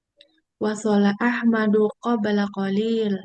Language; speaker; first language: Arabic; non-native, learner; Indonesian